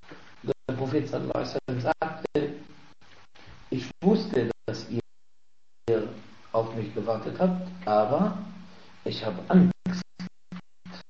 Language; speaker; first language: German; non-native, fluent; Arabic